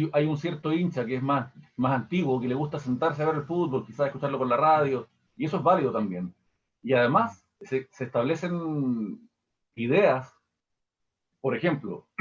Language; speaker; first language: Spanish; native; Spanish